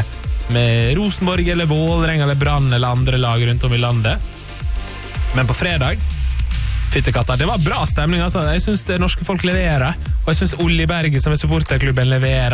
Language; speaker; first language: Norwegian; native; Norwegian